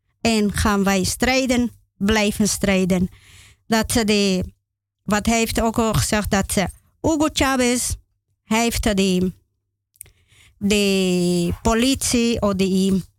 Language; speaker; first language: Dutch; non-native, learner; Spanish